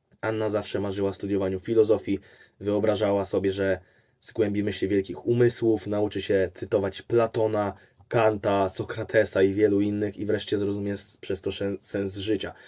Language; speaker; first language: Polish; native; Polish